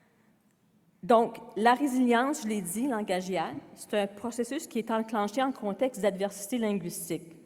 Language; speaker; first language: French; native; French